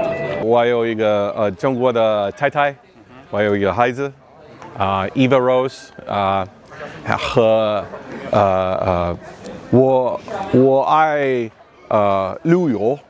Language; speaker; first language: Chinese; non-native, learner; English